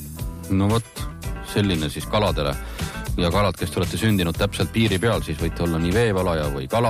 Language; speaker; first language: Estonian; native; Estonian